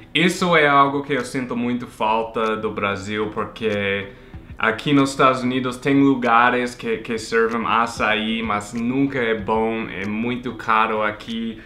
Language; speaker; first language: Portuguese; non-native, fluent; English